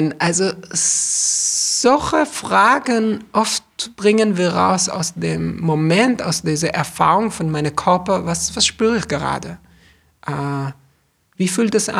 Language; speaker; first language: German; non-native, fluent; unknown